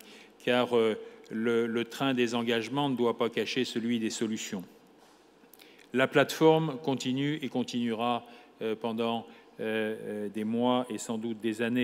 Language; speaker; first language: French; native; French